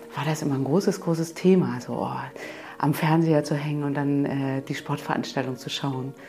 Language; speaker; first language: German; native; German